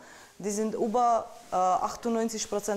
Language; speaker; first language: German; non-native, learner; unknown